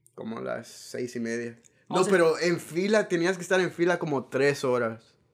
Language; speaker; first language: Spanish; early bilingual, heritage; Spanish